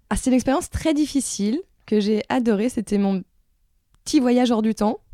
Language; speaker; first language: French; native; French